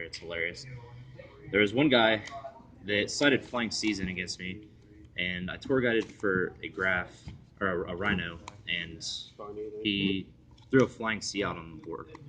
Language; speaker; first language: English; native; English